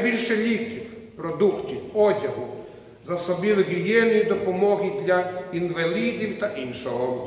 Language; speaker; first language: Ukrainian; non-native, fluent; Croatian